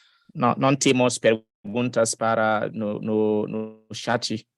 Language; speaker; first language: Portuguese; non-native, fluent; French